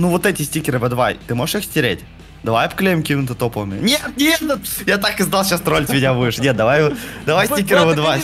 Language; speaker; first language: Russian; native; Russian